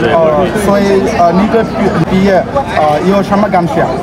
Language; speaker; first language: Chinese; non-native, learner; Bangla